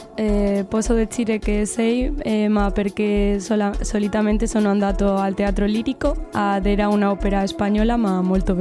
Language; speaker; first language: Italian; non-native, learner; Spanish